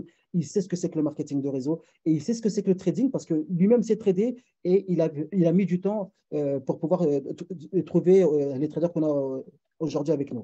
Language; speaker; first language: French; native; French